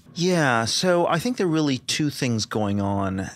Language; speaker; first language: English; native; English